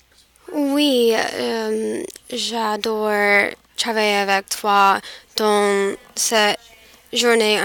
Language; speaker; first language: French; non-native, learner; English